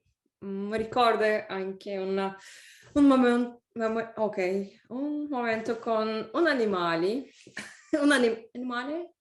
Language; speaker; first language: Italian; non-native, learner; English